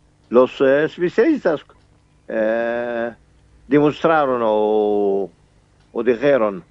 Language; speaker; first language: Spanish; non-native, fluent; Arabic